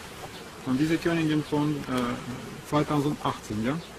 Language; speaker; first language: German; non-native, learner; Russian